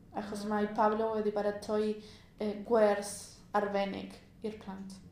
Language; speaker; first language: Welsh; non-native, learner; Spanish